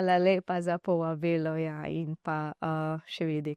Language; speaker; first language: Slovenian; non-native, learner; Divehi